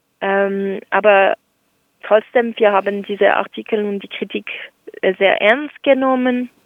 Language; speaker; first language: German; non-native, local second language; French